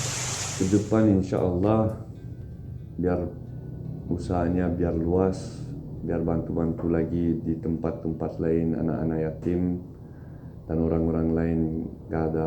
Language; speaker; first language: Indonesian; non-native, fluent; Turkish